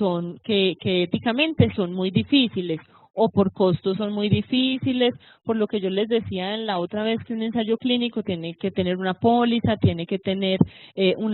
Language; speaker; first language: Spanish; native; Spanish